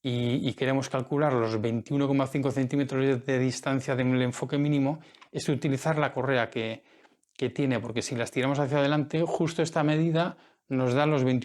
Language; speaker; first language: Spanish; native; Spanish